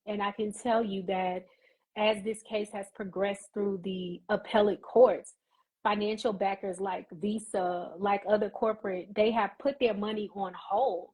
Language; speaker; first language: English; native; English